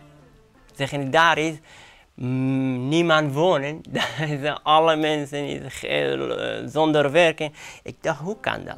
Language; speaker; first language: Dutch; non-native, learner; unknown